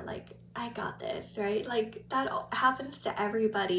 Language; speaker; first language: English; native; English